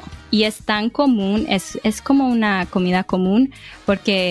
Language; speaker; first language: Spanish; early bilingual, heritage; English